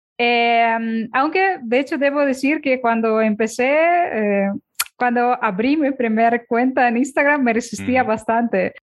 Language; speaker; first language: Spanish; non-native, fluent; Ukrainian